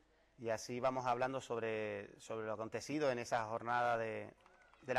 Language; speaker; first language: Spanish; native; Spanish